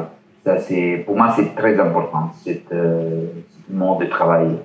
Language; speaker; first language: French; non-native, learner; Italian